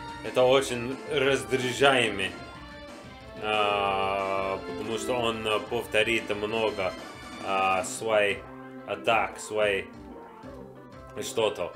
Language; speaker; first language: Russian; non-native, learner; English